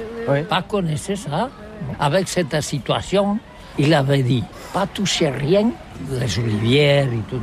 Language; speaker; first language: French; non-native, learner; Catalan